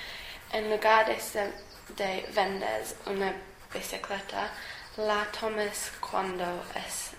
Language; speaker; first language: Spanish; non-native, learner; English